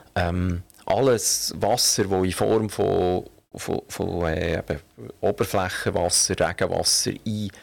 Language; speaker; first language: German; native; German